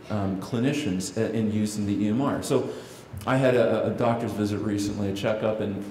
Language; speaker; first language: English; native; English